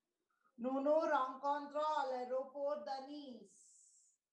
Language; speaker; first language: French; non-native, learner; Telugu